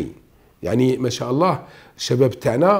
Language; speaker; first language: Arabic; native; Arabic